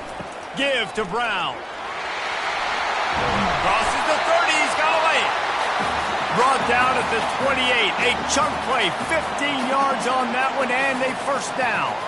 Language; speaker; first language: English; native; English